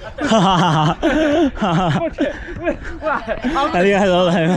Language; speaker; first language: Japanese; non-native, learner; Chinese